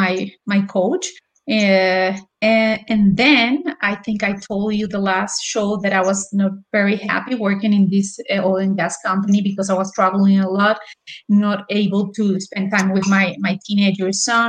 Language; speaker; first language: English; non-native, fluent; Spanish